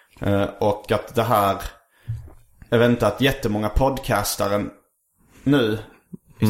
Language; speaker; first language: Swedish; native; Swedish